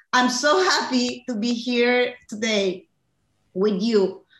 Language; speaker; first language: English; non-native, fluent; Spanish